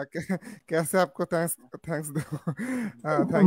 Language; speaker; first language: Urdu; non-native, learner; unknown